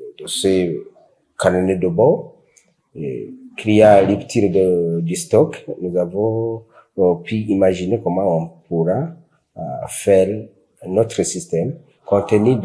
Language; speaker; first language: French; non-native, local second language; Rundi